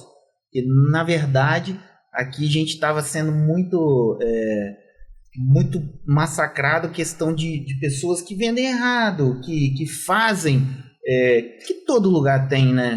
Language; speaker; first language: Portuguese; native; Portuguese